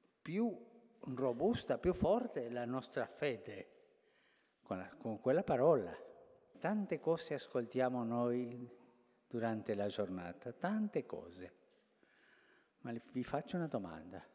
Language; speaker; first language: Italian; non-native, fluent; Spanish